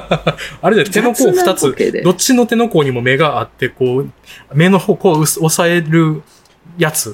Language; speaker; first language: Japanese; native; Japanese